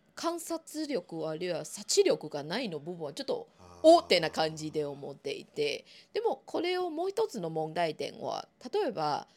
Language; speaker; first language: Japanese; non-native, fluent; Chinese